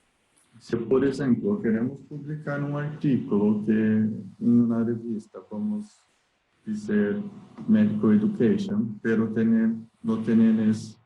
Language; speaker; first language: Spanish; non-native, learner; Portuguese